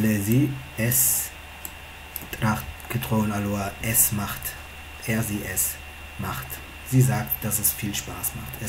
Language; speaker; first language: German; non-native, fluent; Tigrinya